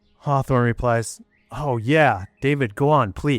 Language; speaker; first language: English; native; English